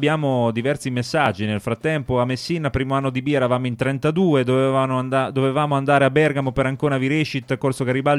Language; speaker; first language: Italian; native; Italian